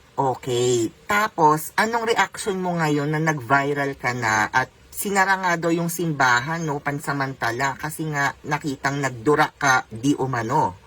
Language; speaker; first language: Filipino; native; Filipino